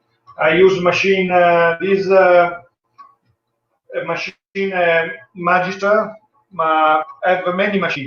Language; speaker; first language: English; non-native, learner; Italian